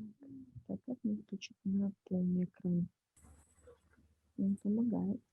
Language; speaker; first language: Russian; native; Russian